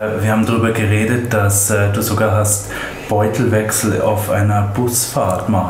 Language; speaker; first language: German; native; German